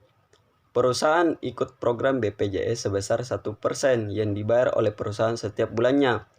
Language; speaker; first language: Indonesian; native; Indonesian